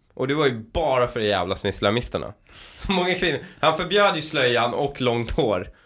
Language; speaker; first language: Swedish; early bilingual, other home language; Persian